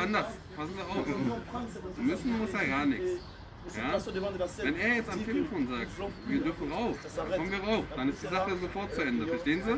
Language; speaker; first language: German; native; German